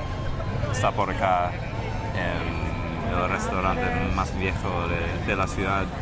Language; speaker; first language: Spanish; non-native, fluent; English